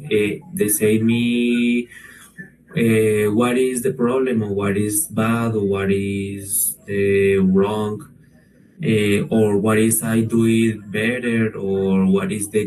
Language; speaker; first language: English; non-native, learner; Spanish